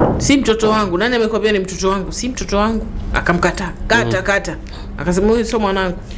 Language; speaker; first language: Swahili; native; Swahili